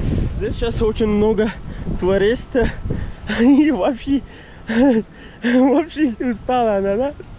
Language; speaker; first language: Russian; non-native, learner; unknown